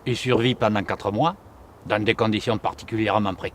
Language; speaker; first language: French; native; French